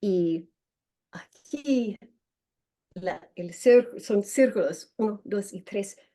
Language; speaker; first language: Spanish; non-native, learner; English